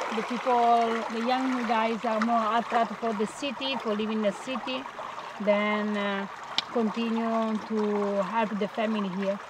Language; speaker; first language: English; non-native, learner; Italian